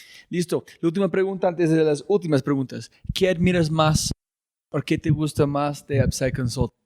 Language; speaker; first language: Spanish; non-native, fluent; English